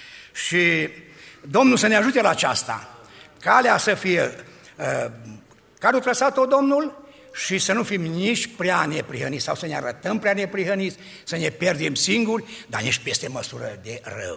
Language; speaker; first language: Romanian; native; Romanian